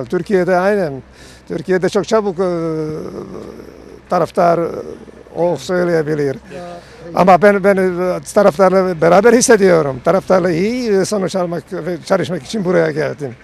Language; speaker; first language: Turkish; non-native, learner; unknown